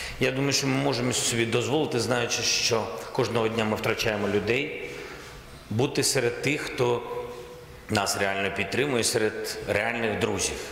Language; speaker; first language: Ukrainian; non-native, local second language; Russian